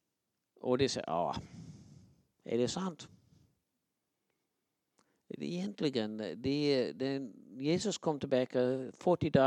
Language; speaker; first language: Swedish; non-native, fluent; English